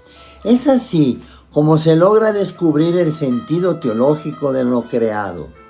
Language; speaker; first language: Spanish; native; Spanish